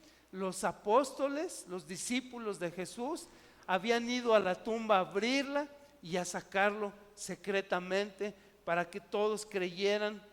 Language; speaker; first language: Spanish; native; Spanish